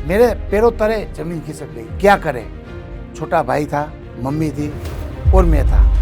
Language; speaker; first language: Hindi; non-native, local second language; Gujarati